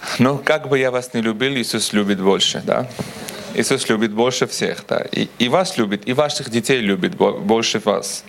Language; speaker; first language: Russian; non-native, local second language; Armenian